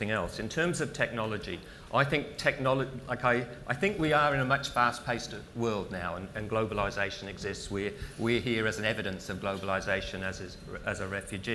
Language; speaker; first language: English; native; English